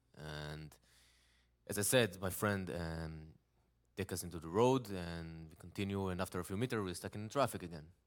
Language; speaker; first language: English; non-native, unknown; Hebrew